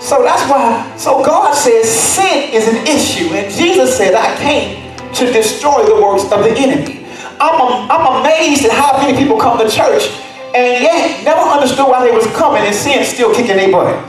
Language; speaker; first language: English; native; English